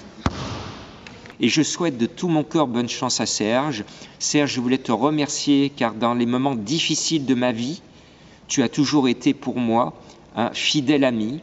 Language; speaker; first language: French; native; French